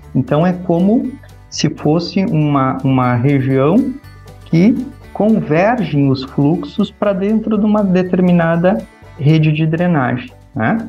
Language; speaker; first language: Portuguese; native; Portuguese